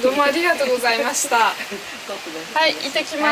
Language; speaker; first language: Japanese; non-native, learner; French